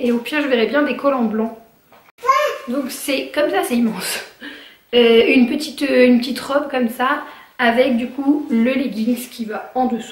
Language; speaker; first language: French; native; French